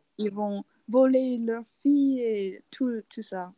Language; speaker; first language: French; non-native, learner; English